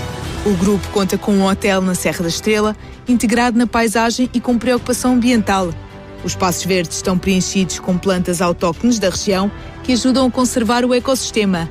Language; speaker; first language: Portuguese; native; Portuguese